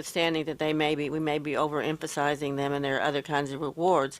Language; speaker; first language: English; native; English